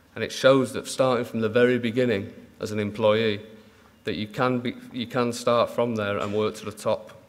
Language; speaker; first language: English; native; English